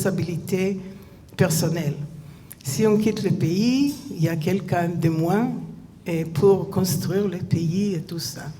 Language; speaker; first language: French; non-native, fluent; Hebrew